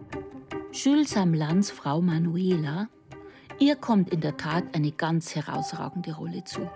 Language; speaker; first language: German; native; German